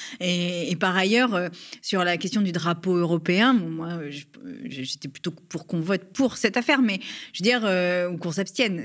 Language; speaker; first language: French; native; French